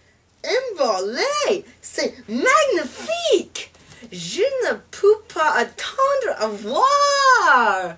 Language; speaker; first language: French; non-native, learner; English